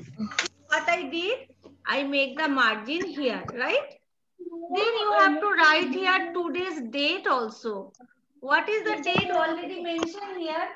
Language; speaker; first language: English; non-native, learner; Bangla